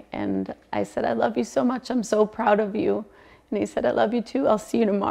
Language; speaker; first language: English; native; English